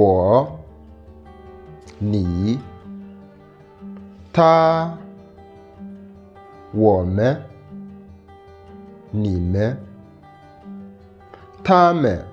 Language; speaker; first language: Chinese; non-native, fluent; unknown